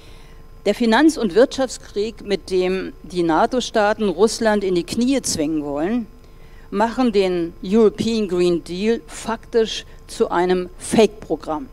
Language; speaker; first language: German; native; German